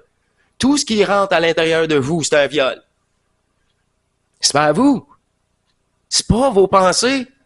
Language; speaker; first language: French; native; French